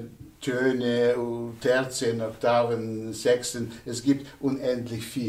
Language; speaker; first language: German; non-native, fluent; Russian